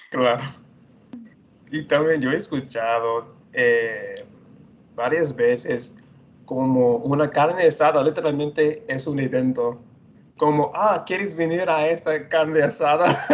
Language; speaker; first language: Spanish; non-native, fluent; English